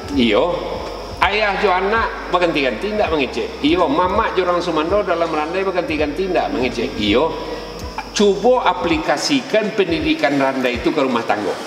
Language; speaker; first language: Malay; non-native, local second language; Minangkabau